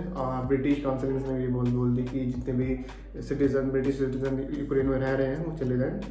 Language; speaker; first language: Hindi; non-native, local second language; Punjabi